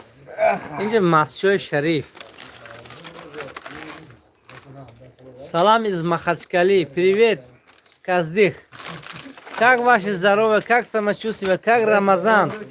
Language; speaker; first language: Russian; non-native, local second language; Tajik